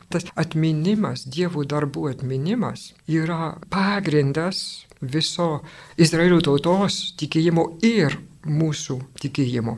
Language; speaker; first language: Lithuanian; non-native, fluent; French